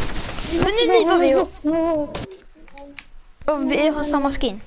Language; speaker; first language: Swedish; native; Swedish